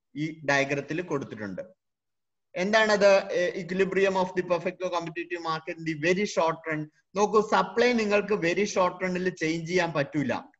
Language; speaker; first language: English; non-native, local second language; Malayalam